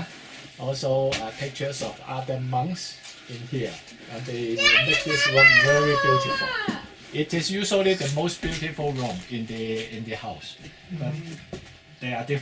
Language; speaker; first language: English; non-native, fluent; Chinese